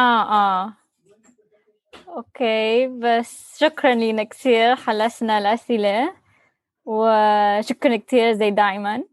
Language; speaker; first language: Arabic; non-native, learner; English